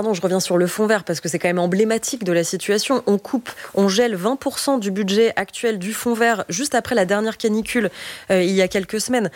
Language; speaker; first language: French; native; French